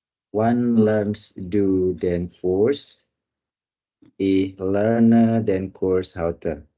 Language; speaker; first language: German; non-native, learner; Indonesian